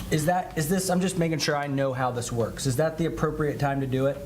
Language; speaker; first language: English; native; English